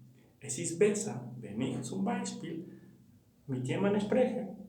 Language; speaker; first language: German; non-native, fluent; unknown